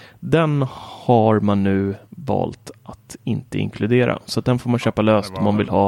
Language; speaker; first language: Swedish; native; Swedish